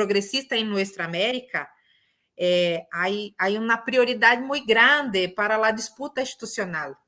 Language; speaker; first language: Spanish; non-native, fluent; Portuguese